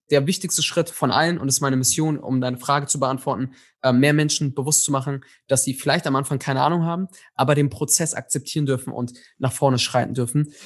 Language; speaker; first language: German; early bilingual, other home language; Tigrinya